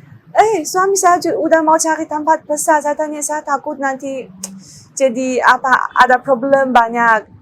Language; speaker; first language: Indonesian; non-native, learner; Chinese